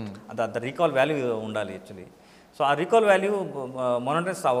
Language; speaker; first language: Telugu; non-native, learner; Kannada